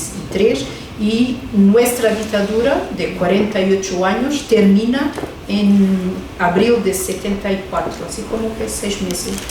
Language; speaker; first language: Spanish; non-native, fluent; Portuguese